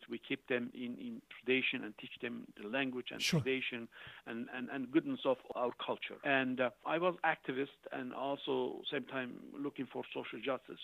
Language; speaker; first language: English; non-native, fluent; Turkish